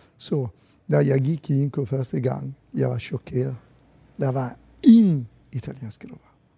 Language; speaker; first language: Danish; non-native, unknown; Italian